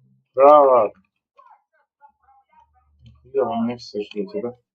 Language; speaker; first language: Russian; native; Russian